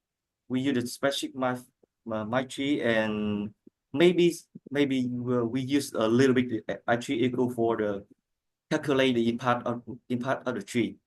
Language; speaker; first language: English; non-native, learner; Vietnamese